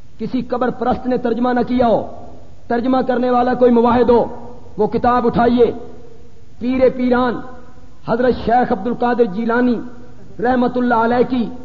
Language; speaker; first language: Urdu; non-native, local second language; Punjabi